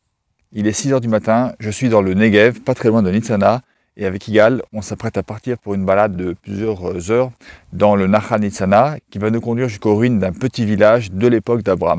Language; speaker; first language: French; native; French